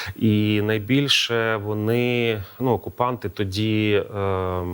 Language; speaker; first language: Ukrainian; native; Ukrainian